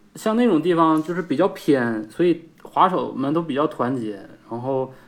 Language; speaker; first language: Chinese; native; Chinese